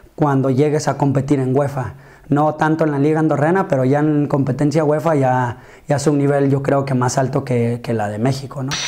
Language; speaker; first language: Spanish; early bilingual, heritage; Spanish